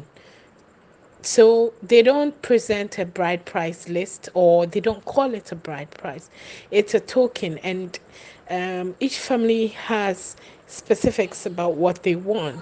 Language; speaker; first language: English; non-native, local second language; Ewe